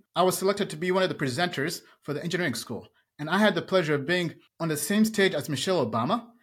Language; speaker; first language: English; early bilingual, other home language; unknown